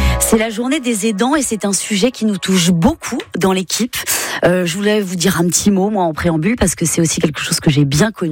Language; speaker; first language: French; native; French